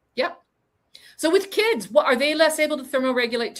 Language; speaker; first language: English; native; English